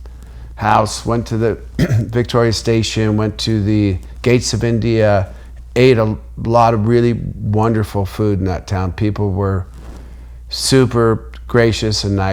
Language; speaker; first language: English; native; English